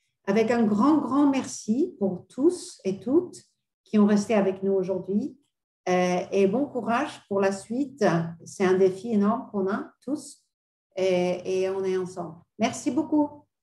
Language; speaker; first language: French; non-native, fluent; Swedish